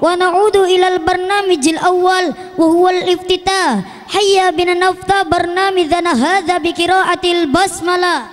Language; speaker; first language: Arabic; non-native, learner; Indonesian